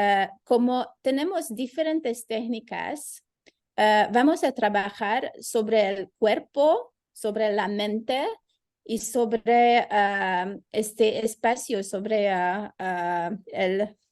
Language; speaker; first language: Spanish; non-native, fluent; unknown